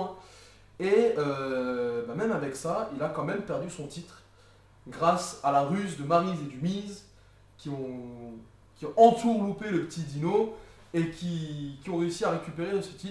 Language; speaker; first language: French; native; French